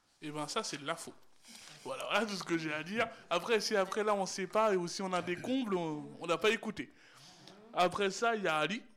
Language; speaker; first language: French; native; French